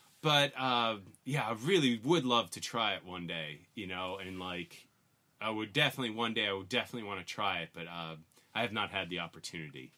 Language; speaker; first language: English; native; English